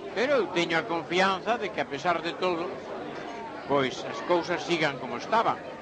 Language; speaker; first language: Galician; non-native, local second language; Spanish